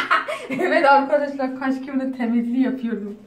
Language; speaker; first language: Turkish; non-native, learner; Azerbaijani